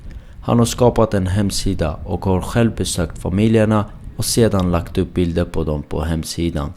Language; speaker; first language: Swedish; early bilingual, other home language; Armenian